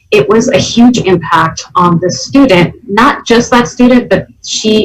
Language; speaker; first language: English; native; English